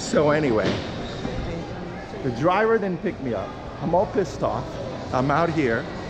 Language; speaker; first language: English; native; English